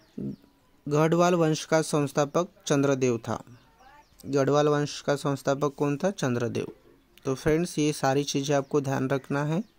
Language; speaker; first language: Hindi; non-native, local second language; Marathi